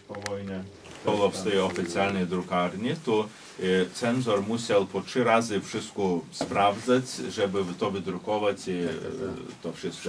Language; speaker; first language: Polish; non-native, local second language; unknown